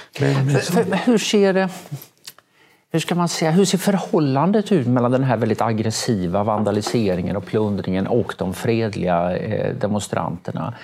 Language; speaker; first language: Swedish; native; Swedish